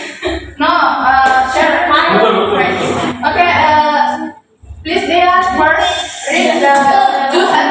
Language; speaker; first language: English; non-native, learner; Indonesian